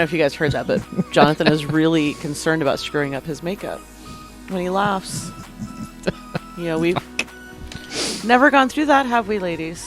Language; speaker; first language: English; native; English